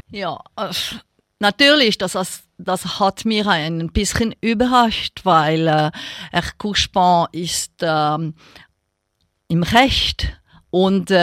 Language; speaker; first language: German; non-native, local second language; French